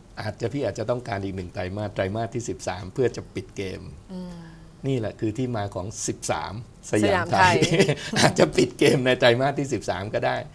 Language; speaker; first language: Thai; native; Thai